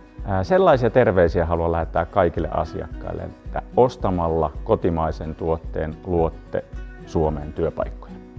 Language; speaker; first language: Finnish; native; Finnish